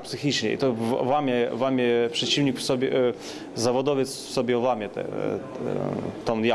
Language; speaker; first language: Polish; non-native, learner; Ukrainian